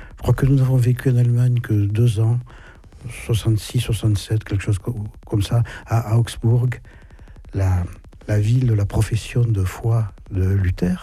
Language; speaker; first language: French; native; French